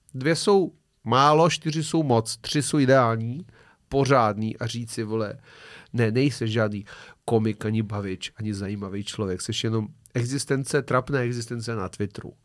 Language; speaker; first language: Czech; non-native, fluent; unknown